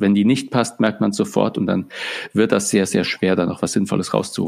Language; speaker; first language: German; native; German